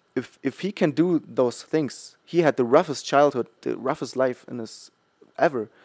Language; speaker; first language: English; non-native, fluent; German